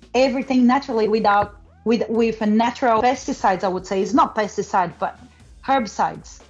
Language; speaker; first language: English; non-native, learner; Portuguese